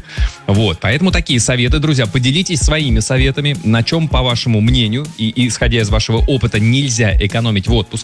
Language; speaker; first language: Russian; native; Russian